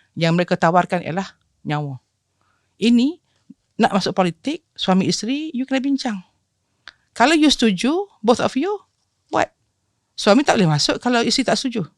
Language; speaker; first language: Malay; native; Malay